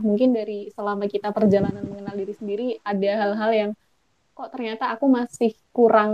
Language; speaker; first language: Indonesian; native; Indonesian